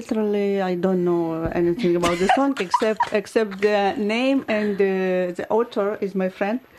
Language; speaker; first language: English; non-native, fluent; Ukrainian